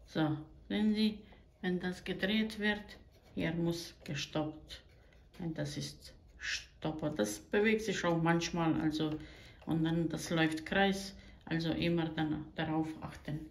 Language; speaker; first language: German; non-native, fluent; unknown